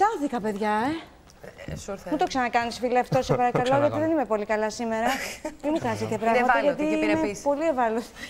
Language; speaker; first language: Greek; native; Greek